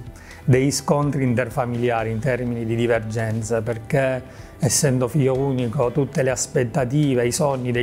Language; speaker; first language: Italian; early bilingual, other home language; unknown